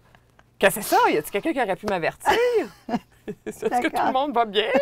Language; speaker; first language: French; native; French